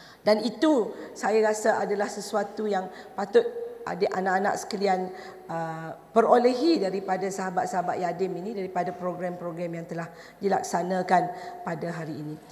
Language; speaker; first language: Malay; native; Malay